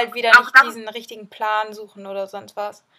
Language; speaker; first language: German; native; German